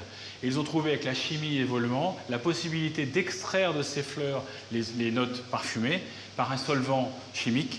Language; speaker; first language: French; native; French